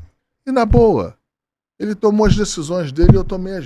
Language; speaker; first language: Portuguese; native; Portuguese